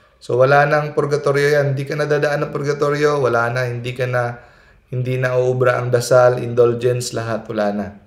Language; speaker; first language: Filipino; non-native, local second language; Cebuano